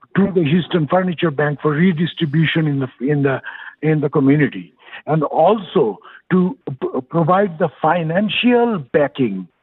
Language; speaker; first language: English; non-native, fluent; Bangla